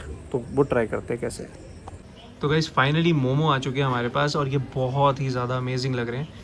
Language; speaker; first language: Hindi; native; Hindi